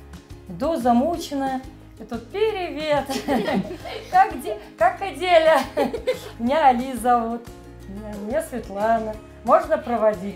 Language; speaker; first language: Russian; native; Russian